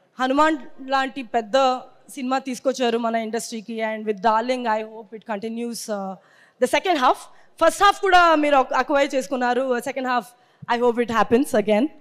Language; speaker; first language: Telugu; non-native, learner; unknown